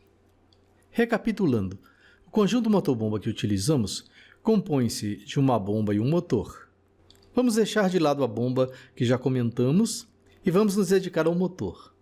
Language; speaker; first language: Portuguese; native; Portuguese